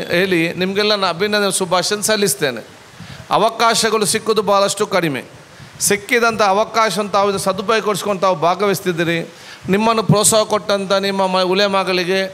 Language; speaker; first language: Kannada; non-native, local second language; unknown